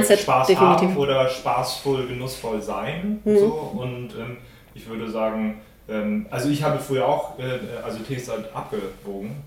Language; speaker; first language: German; native; German